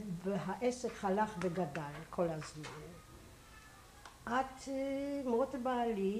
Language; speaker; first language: Hebrew; non-native, fluent; Polish